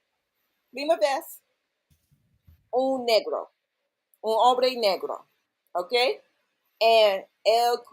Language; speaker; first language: Spanish; non-native, learner; English